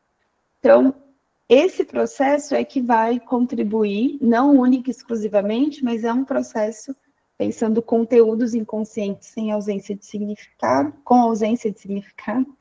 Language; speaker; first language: Portuguese; native; Portuguese